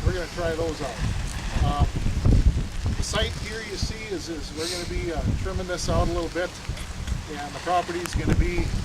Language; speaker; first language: English; native; English